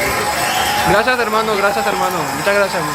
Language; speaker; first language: Spanish; non-native, learner; French